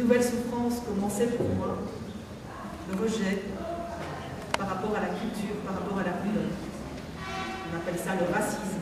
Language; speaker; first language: French; native; French